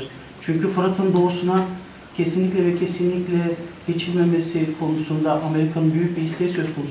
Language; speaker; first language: Turkish; native; Turkish